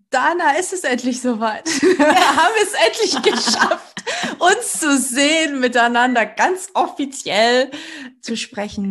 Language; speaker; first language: German; early bilingual, other home language; Portuguese